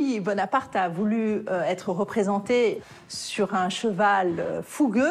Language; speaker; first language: French; native; French